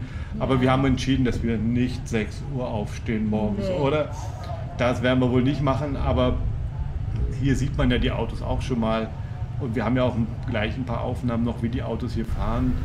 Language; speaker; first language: German; native; German